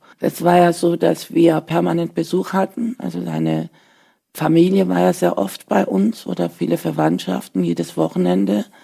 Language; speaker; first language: German; early bilingual, other home language; Turkish